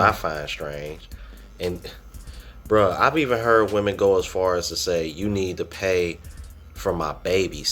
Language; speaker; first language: English; native; English